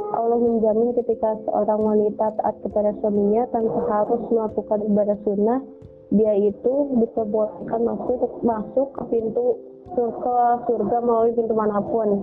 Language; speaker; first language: Indonesian; native; Indonesian